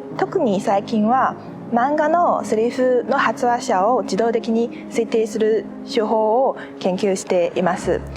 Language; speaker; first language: Japanese; non-native, fluent; Chinese